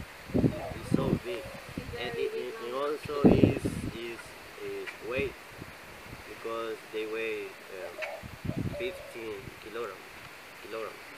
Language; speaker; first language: English; non-native, learner; Spanish